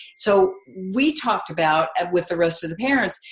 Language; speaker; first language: English; native; English